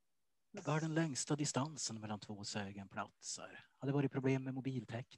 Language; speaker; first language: Swedish; native; Swedish